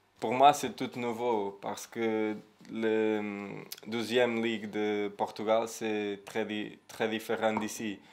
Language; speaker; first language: French; non-native, learner; Portuguese